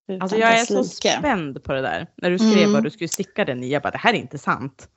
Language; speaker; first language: Swedish; native; Swedish